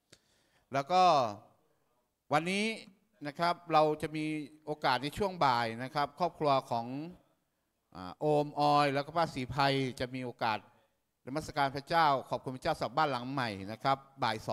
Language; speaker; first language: Thai; native; Thai